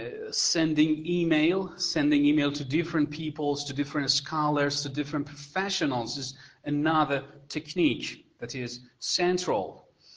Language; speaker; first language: English; non-native, fluent; Persian